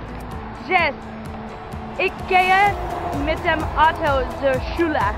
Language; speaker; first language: German; non-native, learner; English